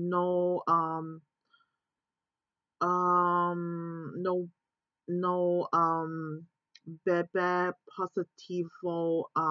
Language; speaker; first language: Spanish; non-native, learner; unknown